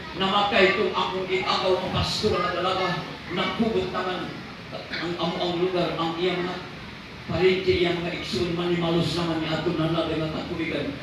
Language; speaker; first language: Cebuano; non-native, local second language; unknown